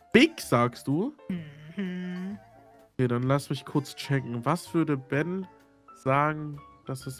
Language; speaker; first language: German; native; German